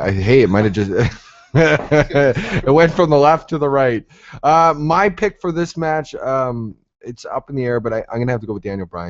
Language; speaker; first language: English; native; English